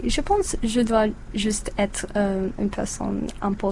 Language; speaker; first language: French; non-native, learner; English